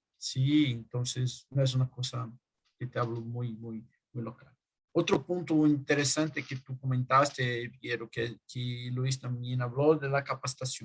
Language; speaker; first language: Spanish; non-native, fluent; Portuguese